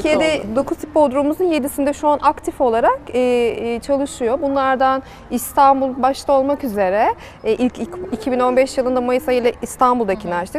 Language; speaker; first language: Turkish; native; Turkish